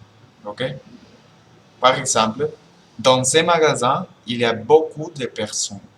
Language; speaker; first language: French; non-native, learner; Spanish